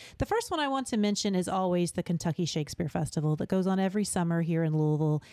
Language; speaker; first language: English; native; English